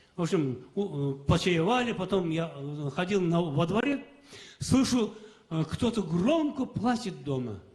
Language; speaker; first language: Russian; non-native, local second language; Kazakh